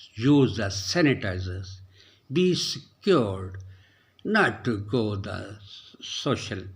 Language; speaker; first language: English; non-native, local second language; Urdu